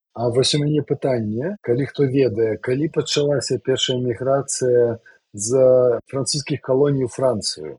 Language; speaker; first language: Belarusian; non-native, local second language; Russian